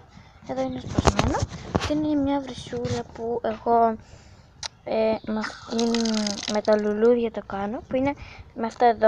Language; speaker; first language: Greek; early bilingual, other home language; Bulgarian